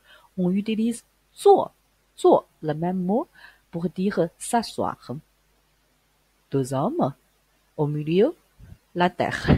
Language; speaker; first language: French; non-native, fluent; Chinese